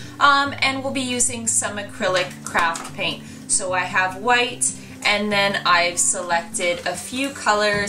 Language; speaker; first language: English; native; English